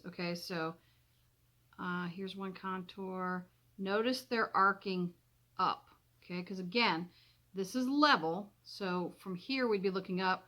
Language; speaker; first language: English; native; English